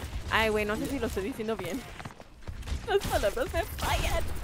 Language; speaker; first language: Spanish; early bilingual, heritage; Spanish